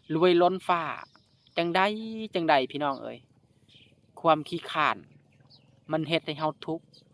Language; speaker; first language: Lao; native; Lao